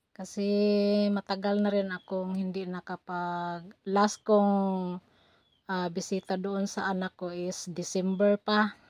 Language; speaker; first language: Filipino; non-native, local second language; Cebuano